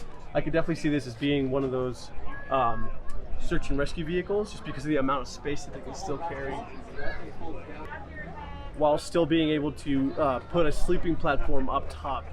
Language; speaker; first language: English; native; English